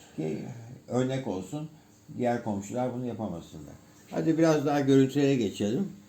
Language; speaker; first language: Turkish; native; Turkish